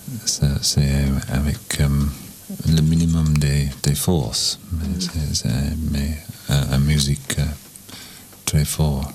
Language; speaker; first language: French; non-native, learner; English